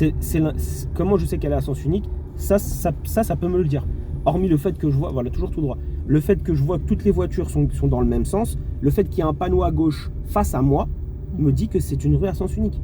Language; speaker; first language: French; native; French